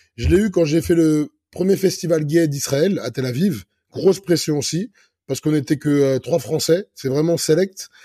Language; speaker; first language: French; native; French